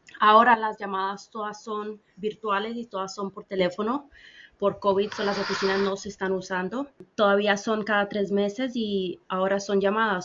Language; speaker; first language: Spanish; early bilingual, heritage; Spanish